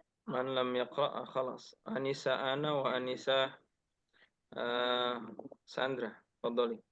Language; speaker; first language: Arabic; non-native, fluent; Indonesian